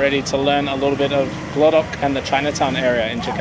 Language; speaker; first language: English; native; English